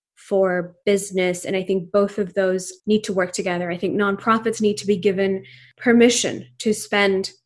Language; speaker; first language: English; non-native, local second language; Urdu